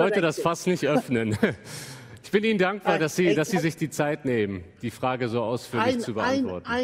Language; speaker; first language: German; native; German